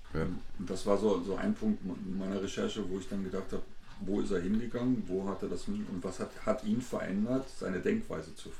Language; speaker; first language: German; native; German